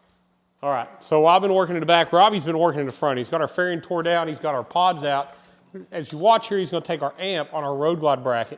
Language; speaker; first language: English; native; English